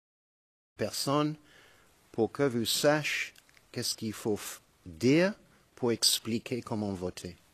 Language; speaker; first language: French; non-native, fluent; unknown